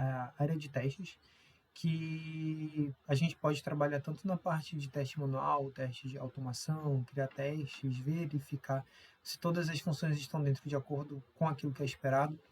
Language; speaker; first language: Portuguese; native; Portuguese